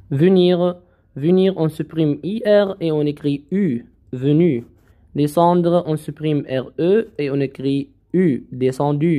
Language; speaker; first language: French; non-native, learner; Arabic